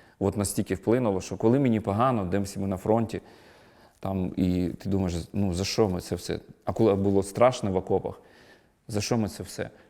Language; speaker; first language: Ukrainian; non-native, local second language; Russian